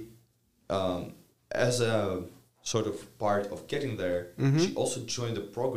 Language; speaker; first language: English; non-native, fluent; Ukrainian